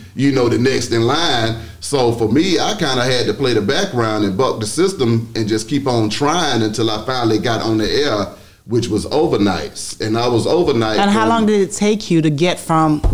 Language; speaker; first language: English; native; English